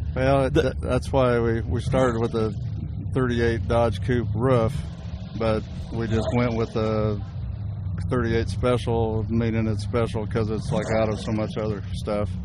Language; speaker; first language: English; native; English